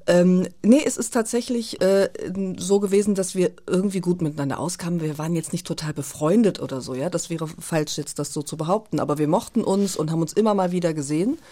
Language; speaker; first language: German; native; German